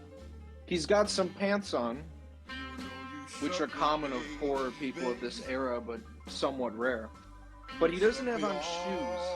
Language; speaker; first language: English; native; English